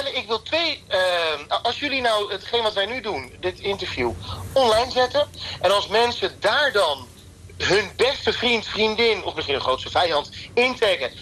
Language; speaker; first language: Dutch; native; Dutch